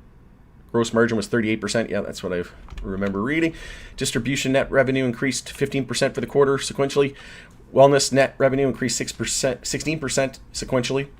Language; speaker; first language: English; native; English